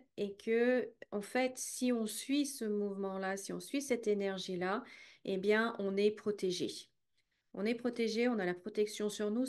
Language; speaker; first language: French; native; French